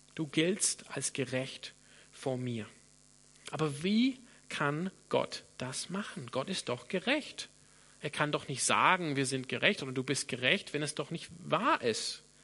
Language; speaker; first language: German; non-native, fluent; English